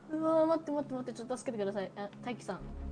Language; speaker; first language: Japanese; native; Japanese